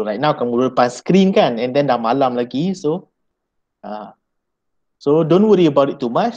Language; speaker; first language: English; non-native, local second language; Malay